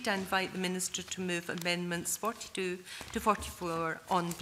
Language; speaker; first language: English; native; English